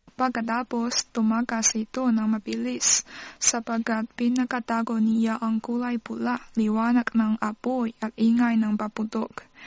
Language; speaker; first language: Filipino; non-native, learner; Chinese